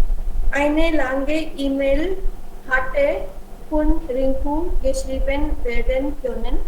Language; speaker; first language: German; non-native, learner; Hindi